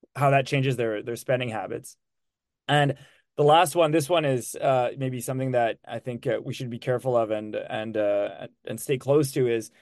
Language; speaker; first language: English; non-native, fluent; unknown